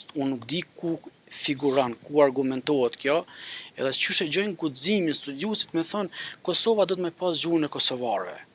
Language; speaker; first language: Albanian; native; Albanian